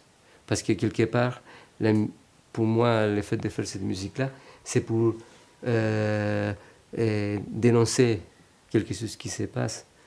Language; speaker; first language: French; non-native, fluent; Spanish